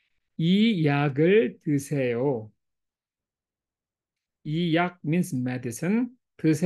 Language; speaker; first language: Korean; non-native, fluent; English